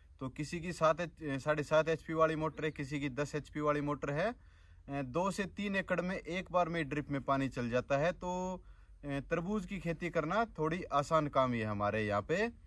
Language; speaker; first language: Hindi; native; Hindi